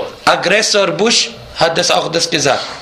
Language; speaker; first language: German; non-native, fluent; Arabic